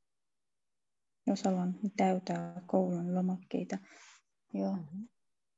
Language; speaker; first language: Finnish; non-native, learner; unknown